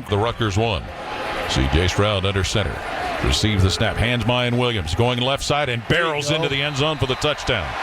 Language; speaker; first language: English; native; English